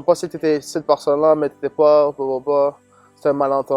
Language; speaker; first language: French; non-native, local second language; English